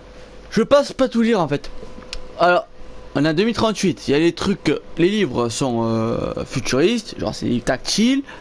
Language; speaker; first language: French; native; French